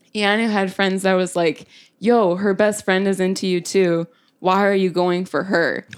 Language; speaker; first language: English; native; English